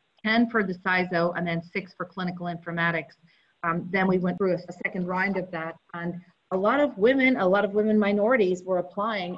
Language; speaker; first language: English; native; English